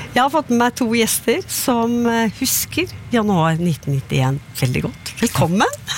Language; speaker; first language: Norwegian; native; Norwegian